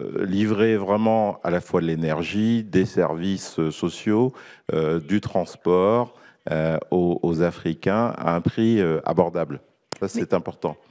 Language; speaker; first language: French; native; French